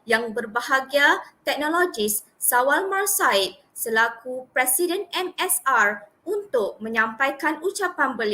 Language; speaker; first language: Malay; native; Malay